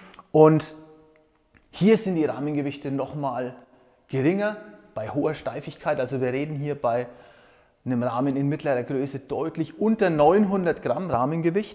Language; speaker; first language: German; native; German